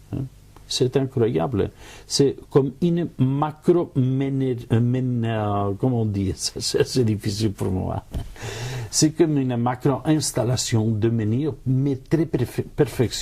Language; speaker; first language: French; non-native, learner; Catalan